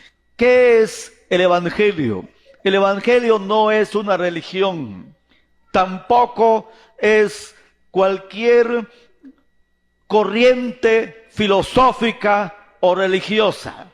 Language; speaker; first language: Spanish; native; Spanish